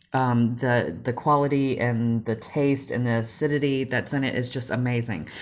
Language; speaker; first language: English; native; English